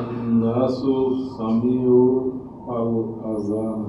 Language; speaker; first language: Arabic; non-native, learner; Urdu